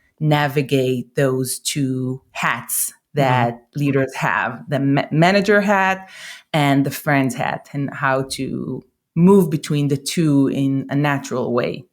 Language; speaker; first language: English; non-native, fluent; Hebrew